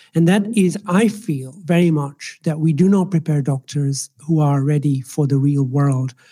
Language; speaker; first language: English; non-native, local second language; Swahili